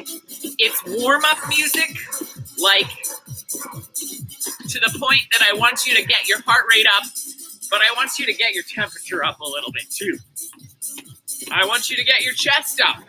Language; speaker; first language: English; native; English